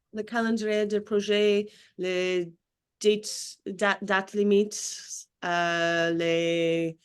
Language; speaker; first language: French; non-native, learner; English